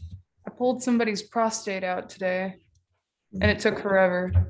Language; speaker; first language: English; native; English